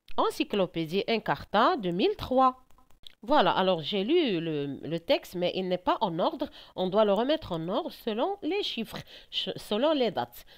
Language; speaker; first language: French; non-native, local second language; Arabic